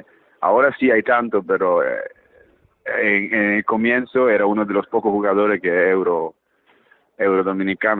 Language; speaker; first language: Spanish; early bilingual, heritage; Italian